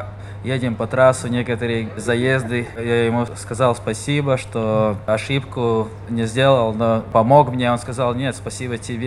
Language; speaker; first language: Russian; non-native, local second language; Latvian